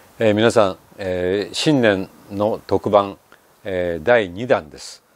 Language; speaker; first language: Japanese; native; Japanese